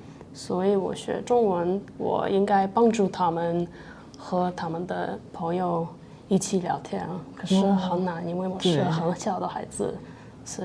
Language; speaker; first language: Chinese; early bilingual, other home language; Russian